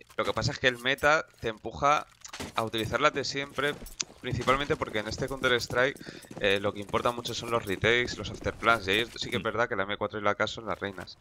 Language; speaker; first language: Spanish; native; Spanish